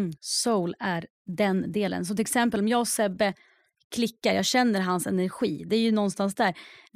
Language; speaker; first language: Swedish; native; Swedish